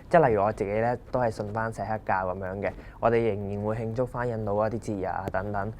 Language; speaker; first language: Cantonese; non-native, local second language; Punjabi